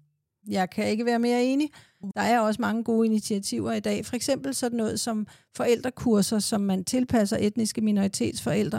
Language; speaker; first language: Danish; native; Danish